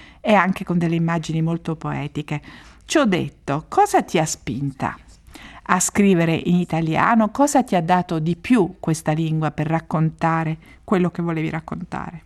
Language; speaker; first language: Italian; native; Italian